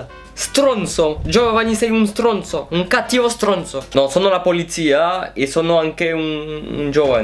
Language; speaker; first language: Italian; non-native, learner; French